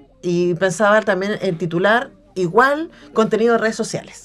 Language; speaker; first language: Spanish; native; Spanish